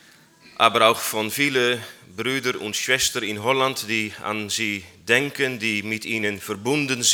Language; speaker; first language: German; non-native, learner; Dutch